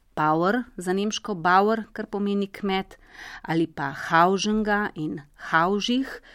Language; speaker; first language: Slovenian; native; Slovenian